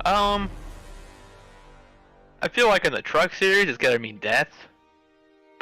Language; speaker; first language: English; native; English